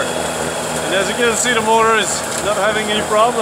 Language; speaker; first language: English; non-native, fluent; French